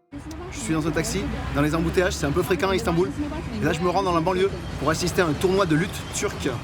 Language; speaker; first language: French; native; French